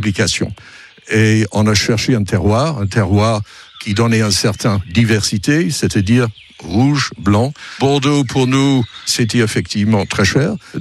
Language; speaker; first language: French; non-native, fluent; English